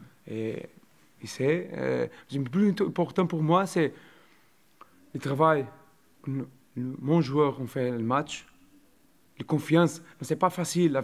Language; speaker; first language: French; non-native, learner; Portuguese